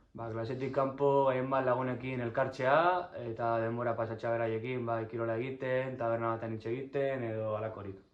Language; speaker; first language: Basque; non-native, local second language; Spanish